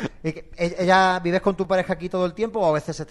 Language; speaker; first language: Spanish; native; Spanish